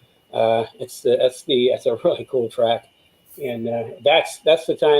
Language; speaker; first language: English; native; English